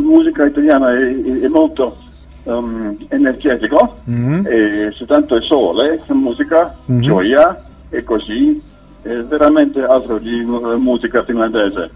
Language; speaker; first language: Italian; non-native, learner; Finnish